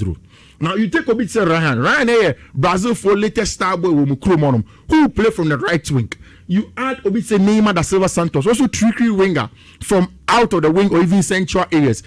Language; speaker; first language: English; non-native, local second language; Akan